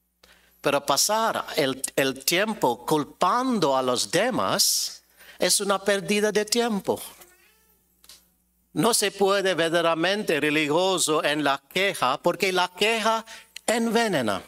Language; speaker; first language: Spanish; non-native, fluent; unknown